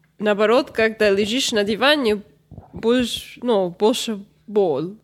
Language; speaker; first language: Russian; non-native, learner; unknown